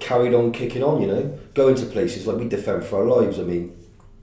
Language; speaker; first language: English; native; English